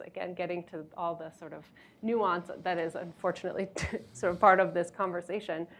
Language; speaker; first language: English; native; English